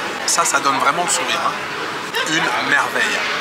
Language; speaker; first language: French; native; French